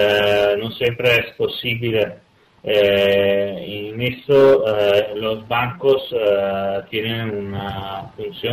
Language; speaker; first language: Spanish; non-native, fluent; Italian